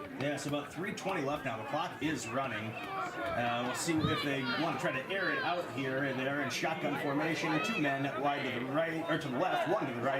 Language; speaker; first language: English; native; English